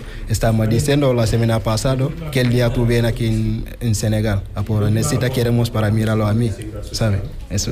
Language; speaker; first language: Spanish; non-native, learner; Wolof